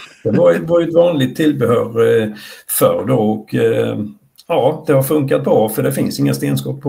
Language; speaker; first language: Swedish; native; Swedish